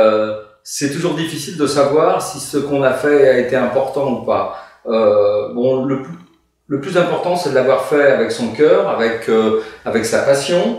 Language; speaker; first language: French; native; French